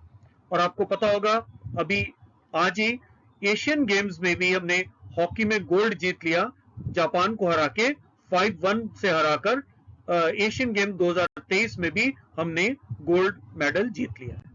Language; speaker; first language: Hindi; native; Hindi